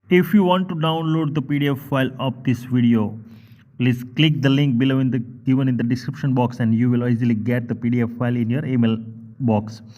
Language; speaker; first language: English; non-native, local second language; Gujarati